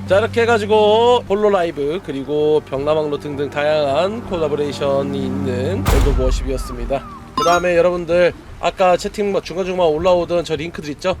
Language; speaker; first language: Korean; native; Korean